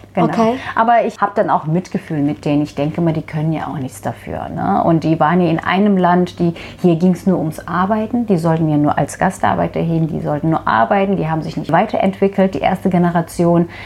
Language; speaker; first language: German; non-native, fluent; Turkish